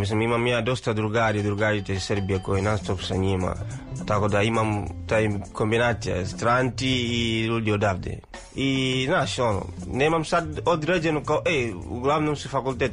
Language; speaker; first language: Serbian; non-native, fluent; Swahili